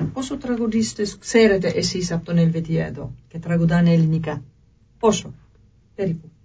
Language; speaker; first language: Greek; non-native, learner; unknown